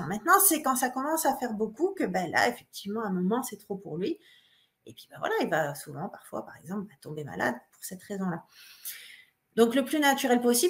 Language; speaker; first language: French; native; French